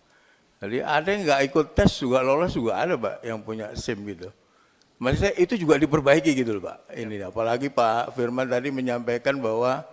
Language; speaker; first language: Indonesian; native; Indonesian